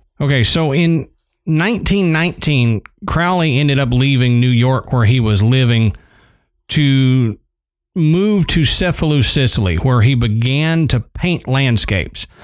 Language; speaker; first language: English; native; English